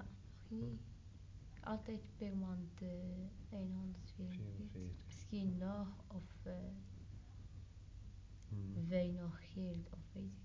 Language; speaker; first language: Dutch; non-native, learner; Arabic